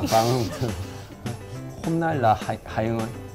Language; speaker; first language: Vietnamese; non-native, learner; Korean